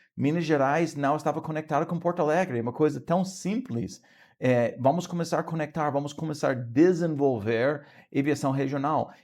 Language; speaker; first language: Portuguese; non-native, fluent; English